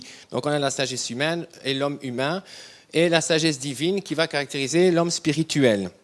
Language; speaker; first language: French; native; French